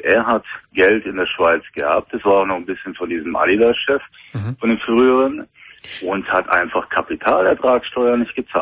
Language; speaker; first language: German; native; German